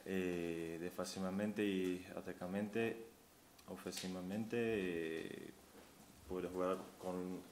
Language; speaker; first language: Spanish; non-native, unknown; Turkish